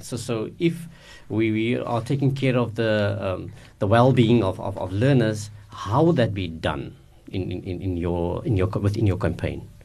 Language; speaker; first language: English; non-native, local second language; Afrikaans